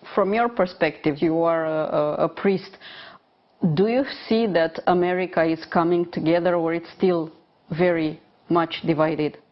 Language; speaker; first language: English; non-native, fluent; Romanian